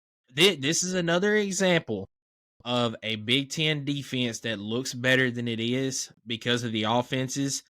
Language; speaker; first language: English; native; English